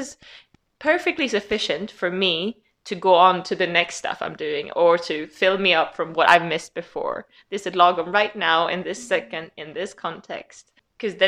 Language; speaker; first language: English; non-native, fluent; Swedish